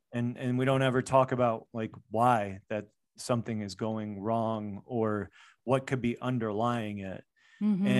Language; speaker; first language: English; native; English